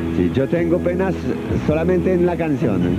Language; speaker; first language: Spanish; non-native, learner; French